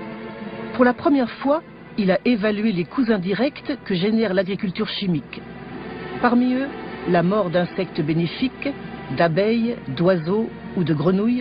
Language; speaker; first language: French; native; French